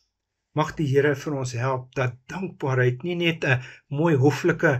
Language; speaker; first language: Afrikaans; native; Afrikaans